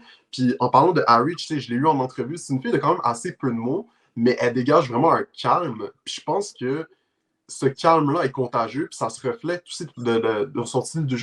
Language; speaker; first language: French; native; French